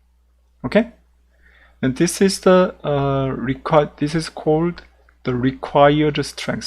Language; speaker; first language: English; non-native, fluent; Korean